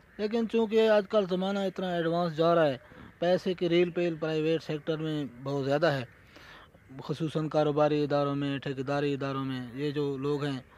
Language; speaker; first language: Urdu; non-native, local second language; Punjabi